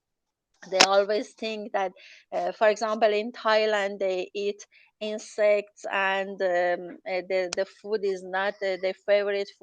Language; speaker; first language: English; non-native, learner; Persian